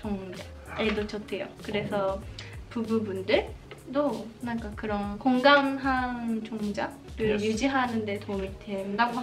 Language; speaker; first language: Korean; non-native, fluent; Japanese